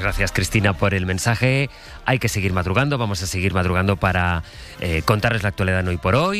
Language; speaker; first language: Spanish; native; Spanish